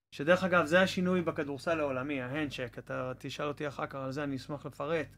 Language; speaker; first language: Hebrew; non-native, fluent; English